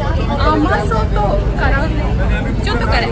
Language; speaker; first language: Japanese; non-native, learner; Hindi